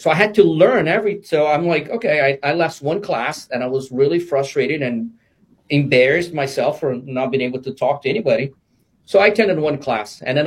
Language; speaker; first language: English; non-native, fluent; Portuguese